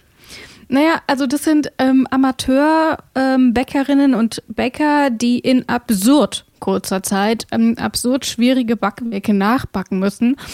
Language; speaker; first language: German; native; German